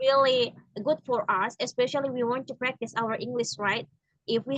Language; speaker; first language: English; non-native, learner; Indonesian